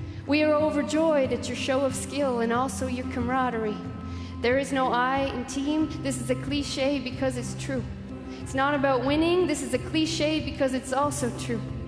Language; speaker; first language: English; native; English